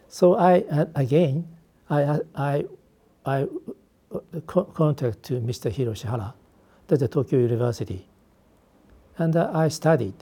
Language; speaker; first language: English; non-native, learner; Japanese